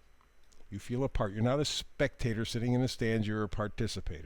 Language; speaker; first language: English; native; English